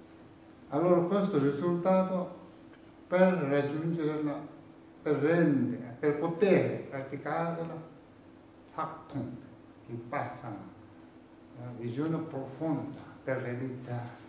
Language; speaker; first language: Italian; non-native, learner; Tibetan